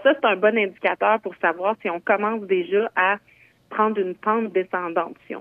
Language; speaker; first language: French; native; French